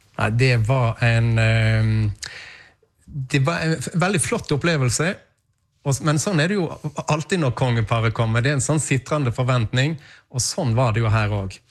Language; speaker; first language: Norwegian; native; Norwegian